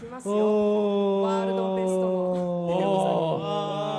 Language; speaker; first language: Japanese; native; Japanese